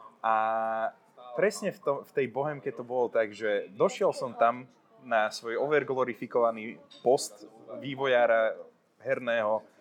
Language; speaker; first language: Slovak; non-native, local second language; Hungarian